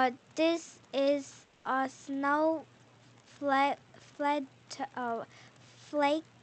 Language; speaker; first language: English; non-native, learner; Korean